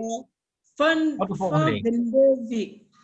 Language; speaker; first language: Dutch; non-native, learner; Indonesian